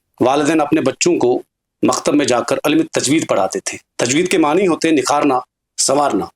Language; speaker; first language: Urdu; non-native, local second language; Kashmiri